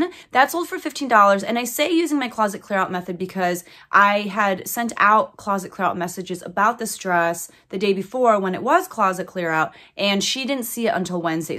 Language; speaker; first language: English; native; English